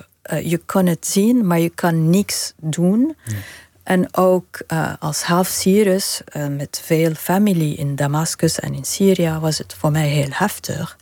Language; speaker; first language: Dutch; non-native, fluent; Arabic